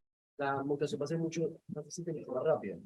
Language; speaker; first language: Spanish; native; Spanish